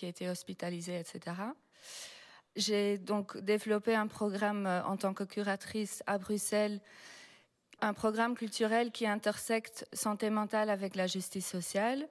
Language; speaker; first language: French; non-native, fluent; Dutch